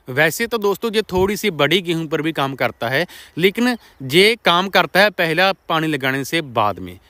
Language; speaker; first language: Hindi; non-native, local second language; Punjabi